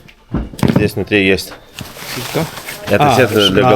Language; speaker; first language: Russian; non-native, learner; Lithuanian